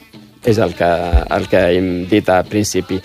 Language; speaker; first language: Catalan; early bilingual, other home language; Riffian